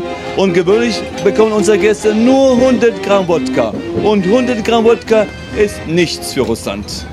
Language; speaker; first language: German; non-native, fluent; Russian